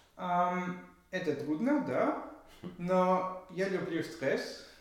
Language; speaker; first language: Russian; non-native, learner; German